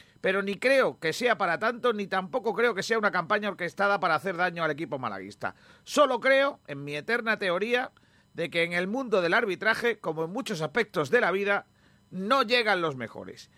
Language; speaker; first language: Spanish; native; Spanish